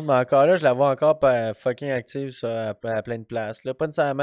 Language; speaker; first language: French; native; French